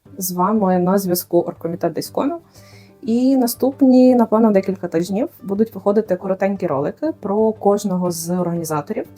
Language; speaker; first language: Ukrainian; native; Ukrainian